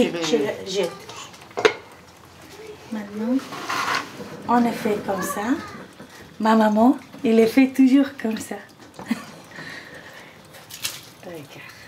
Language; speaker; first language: French; non-native, learner; Persian